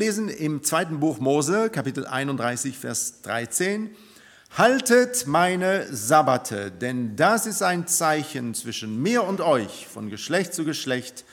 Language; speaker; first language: German; non-native, fluent; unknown